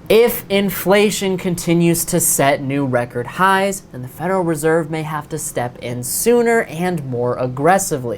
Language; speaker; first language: English; native; English